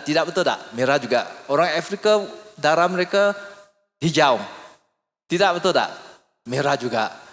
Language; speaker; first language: Malay; non-native, local second language; English